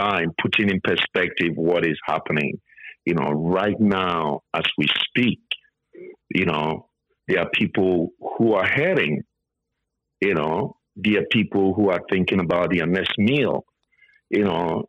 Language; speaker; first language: English; non-native, local second language; Akan